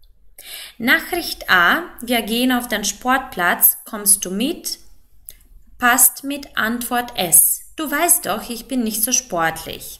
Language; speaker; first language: German; non-native, fluent; Macedonian